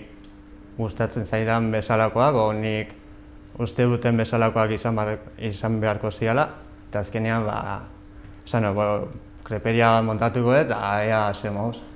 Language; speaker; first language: Basque; non-native, local second language; Spanish